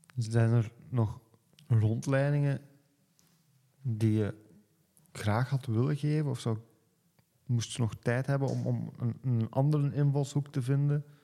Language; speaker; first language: Dutch; native; Dutch